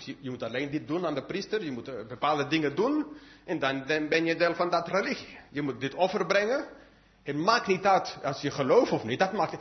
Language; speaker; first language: Dutch; non-native, fluent; English